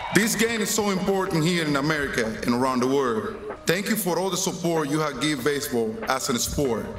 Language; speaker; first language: English; non-native, fluent; Spanish